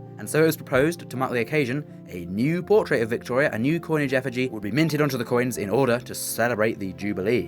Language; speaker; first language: English; native; English